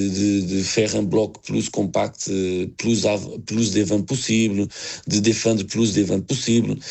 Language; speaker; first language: French; non-native, learner; Portuguese